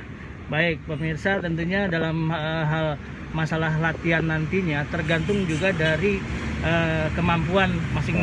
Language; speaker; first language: Indonesian; native; Indonesian